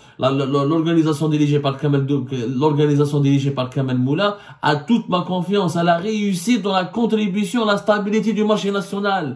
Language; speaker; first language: French; non-native, local second language; Arabic